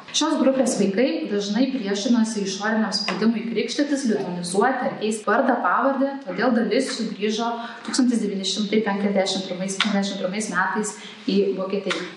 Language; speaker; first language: Lithuanian; native; Lithuanian